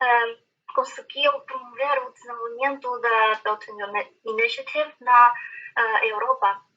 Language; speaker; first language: Portuguese; non-native, fluent; Chinese